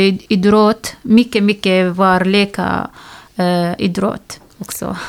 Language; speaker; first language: Swedish; non-native, learner; Arabic